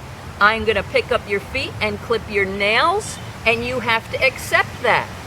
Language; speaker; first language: English; native; English